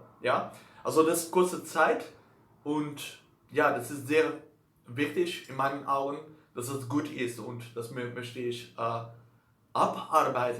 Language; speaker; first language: German; non-native, learner; Dutch